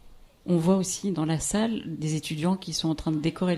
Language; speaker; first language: French; native; French